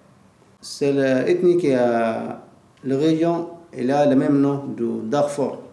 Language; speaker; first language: French; non-native, learner; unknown